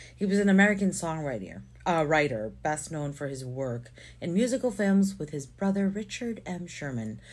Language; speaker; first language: English; non-native, local second language; Filipino